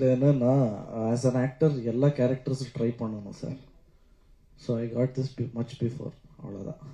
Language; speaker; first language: Tamil; non-native, learner; Kannada